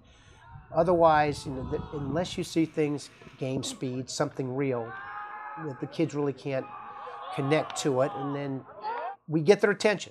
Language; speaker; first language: English; native; English